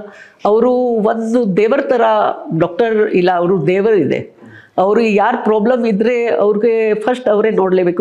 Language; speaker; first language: Kannada; non-native, local second language; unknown